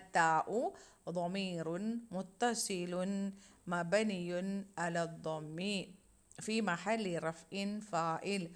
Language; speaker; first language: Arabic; non-native, fluent; Malayalam